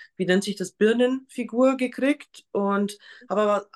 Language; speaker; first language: German; non-native, fluent; Polish